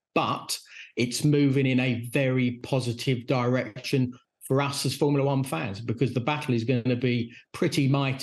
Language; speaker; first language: English; native; English